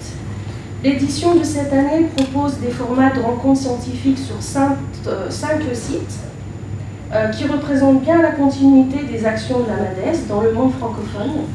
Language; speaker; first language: French; native; French